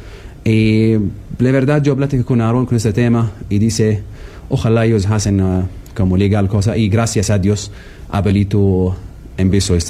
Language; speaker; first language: Spanish; non-native, learner; Arabic